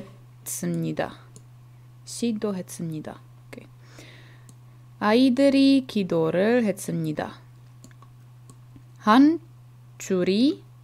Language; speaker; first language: Korean; non-native, learner; Czech